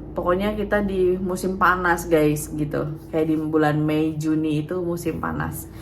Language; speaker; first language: Indonesian; native; Indonesian